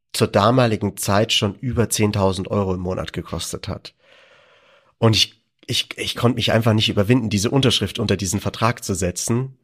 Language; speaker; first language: German; native; German